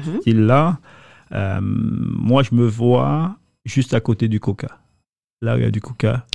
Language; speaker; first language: French; native; French